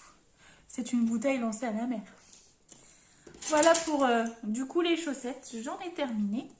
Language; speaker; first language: French; native; French